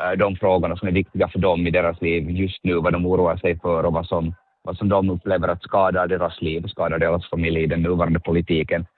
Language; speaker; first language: Swedish; native; Swedish